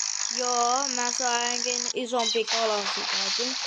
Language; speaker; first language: Finnish; early bilingual, other home language; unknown